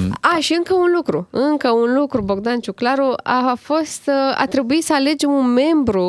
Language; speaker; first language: Romanian; native; Romanian